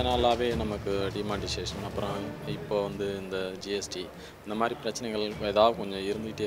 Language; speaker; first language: Tamil; native; Tamil